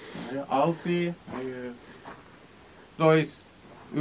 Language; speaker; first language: Portuguese; non-native, learner; Norwegian